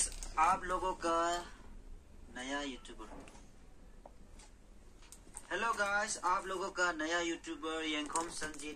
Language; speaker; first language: Hindi; non-native, local second language; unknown